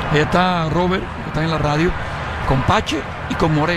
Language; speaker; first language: Spanish; native; Spanish